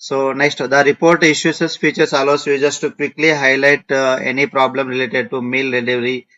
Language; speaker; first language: English; non-native, local second language; Telugu